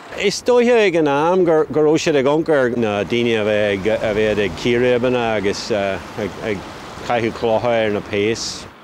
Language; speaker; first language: Irish; non-native, local second language; English